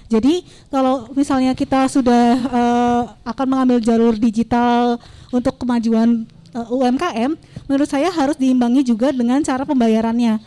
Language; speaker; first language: Indonesian; native; Indonesian